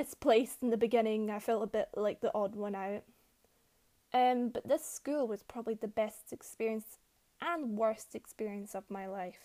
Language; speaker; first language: English; native; English